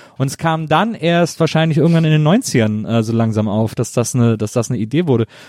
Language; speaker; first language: German; native; German